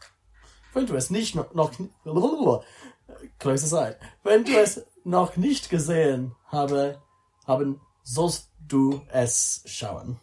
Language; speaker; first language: German; non-native, learner; English